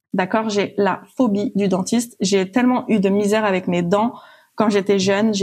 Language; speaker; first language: French; native; French